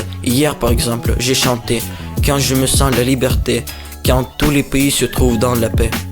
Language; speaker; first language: French; non-native, fluent; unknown